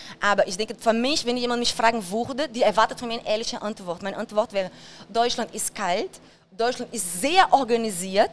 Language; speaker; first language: German; non-native, fluent; Portuguese